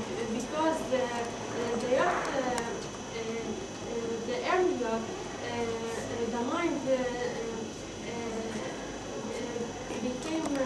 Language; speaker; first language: English; non-native, learner; Arabic